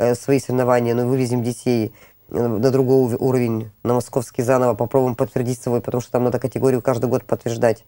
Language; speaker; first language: Russian; native; Russian